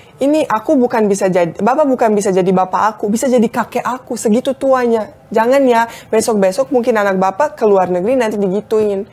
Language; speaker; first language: Indonesian; non-native, fluent; Bosnian